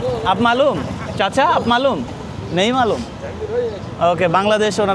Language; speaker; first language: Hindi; non-native, learner; Bangla